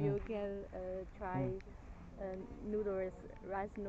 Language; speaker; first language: English; non-native, learner; Chinese